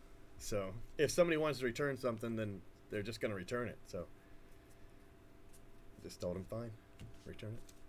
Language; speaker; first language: English; native; English